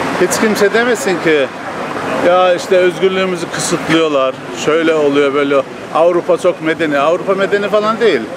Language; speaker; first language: Turkish; native; Turkish